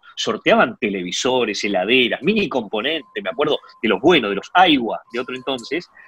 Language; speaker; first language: Spanish; early bilingual, other home language; Chinese